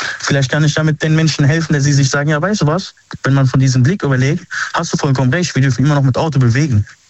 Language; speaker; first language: German; early bilingual, other home language; Arabic